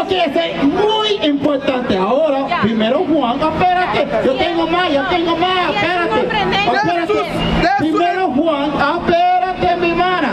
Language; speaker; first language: Spanish; non-native, learner; English